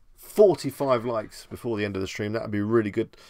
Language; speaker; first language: English; native; English